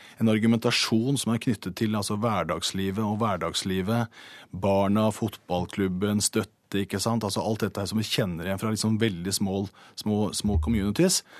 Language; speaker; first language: Norwegian; native; Norwegian